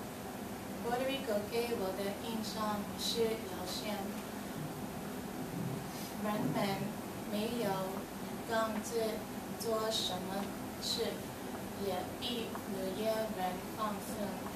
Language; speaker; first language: Chinese; non-native, learner; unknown